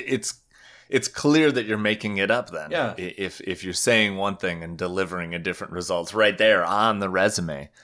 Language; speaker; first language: English; native; English